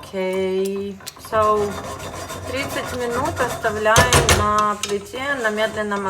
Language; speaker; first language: Russian; native; Russian